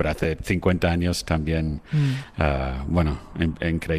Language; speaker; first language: Spanish; non-native, fluent; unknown